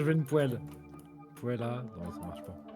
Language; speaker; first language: French; native; French